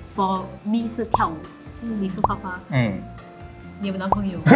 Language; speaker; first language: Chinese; non-native, local second language; English